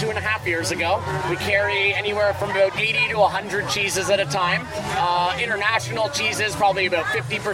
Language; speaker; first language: English; native; English